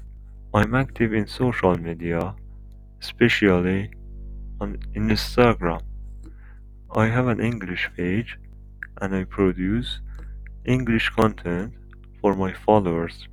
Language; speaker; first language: English; non-native, learner; Persian